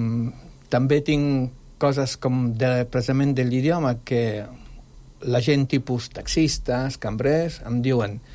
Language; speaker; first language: Catalan; non-native, fluent; Polish